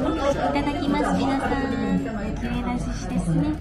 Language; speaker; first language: Japanese; non-native, learner; Georgian